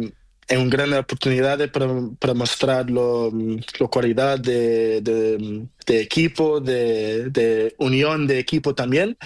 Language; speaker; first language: Spanish; non-native, learner; Portuguese